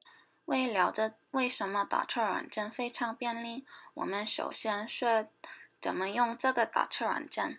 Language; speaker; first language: Chinese; non-native, learner; English